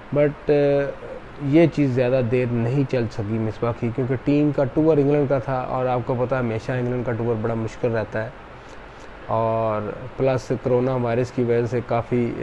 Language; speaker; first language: Urdu; native; Urdu